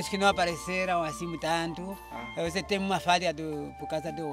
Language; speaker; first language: Portuguese; native; Portuguese